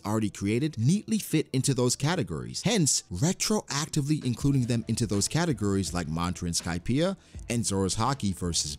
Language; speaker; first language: English; native; English